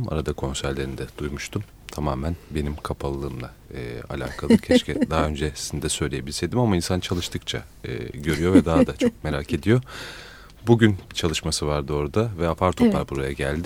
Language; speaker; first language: Turkish; native; Turkish